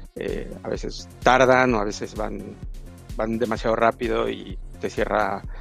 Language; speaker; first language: Spanish; native; Spanish